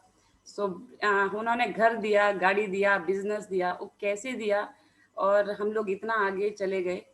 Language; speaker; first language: Hindi; native; Hindi